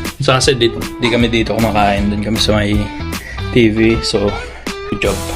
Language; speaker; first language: Filipino; native; Filipino